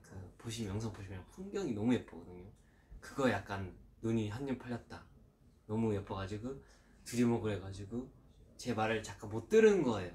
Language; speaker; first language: Korean; early bilingual, heritage; Korean